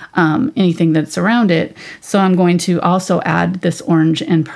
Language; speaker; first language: English; native; English